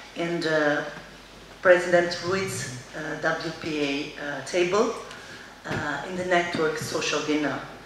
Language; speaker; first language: English; non-native, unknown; Italian